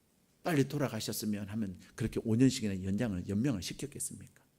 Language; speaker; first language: Korean; native; Korean